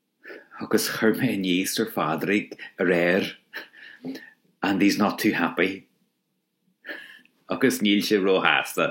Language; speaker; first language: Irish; non-native, local second language; English